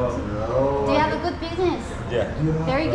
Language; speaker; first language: English; non-native, learner; Korean